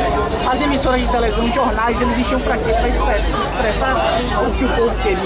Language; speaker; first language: Portuguese; native; Portuguese